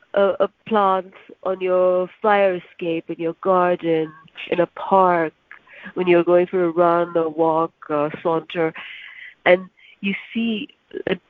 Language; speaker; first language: English; non-native, local second language; Urdu